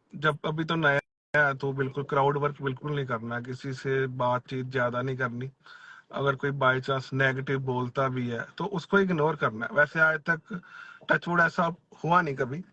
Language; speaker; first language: Hindi; non-native, local second language; Punjabi